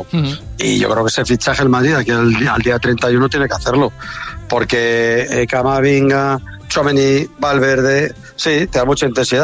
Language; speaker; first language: Spanish; native; Spanish